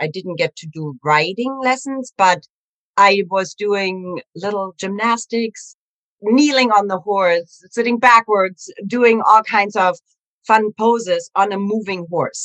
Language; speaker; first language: English; non-native, fluent; German